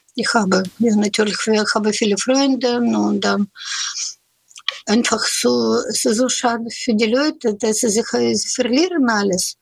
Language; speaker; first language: German; non-native, learner; Russian